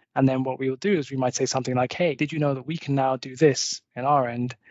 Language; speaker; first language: English; native; English